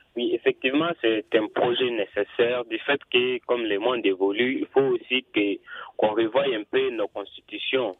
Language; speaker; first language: French; non-native, local second language; Lingala